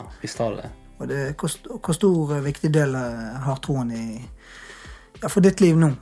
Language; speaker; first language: Norwegian; native; Norwegian